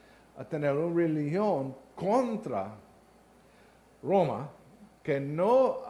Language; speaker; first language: Spanish; non-native, learner; English